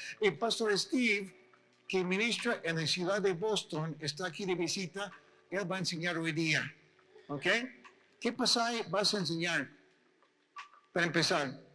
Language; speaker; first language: Spanish; native; Spanish